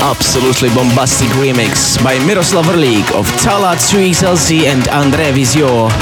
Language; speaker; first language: English; non-native, fluent; Slovak